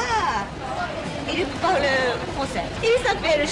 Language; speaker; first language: French; non-native, learner; Japanese